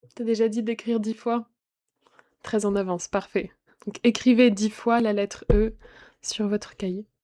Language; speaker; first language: French; native; French